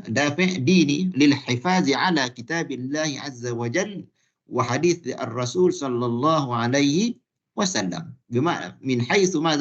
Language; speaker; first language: Arabic; non-native, fluent; Malay